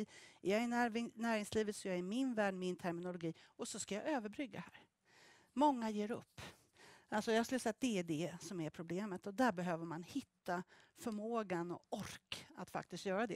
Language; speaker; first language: Swedish; native; Swedish